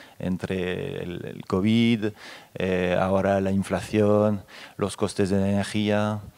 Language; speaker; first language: Spanish; non-native, fluent; French